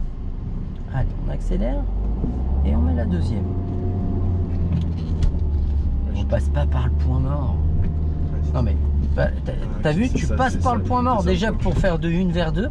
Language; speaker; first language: French; native; French